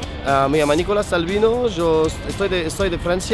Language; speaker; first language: Spanish; non-native, learner; French